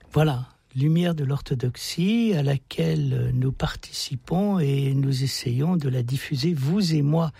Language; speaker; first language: French; native; French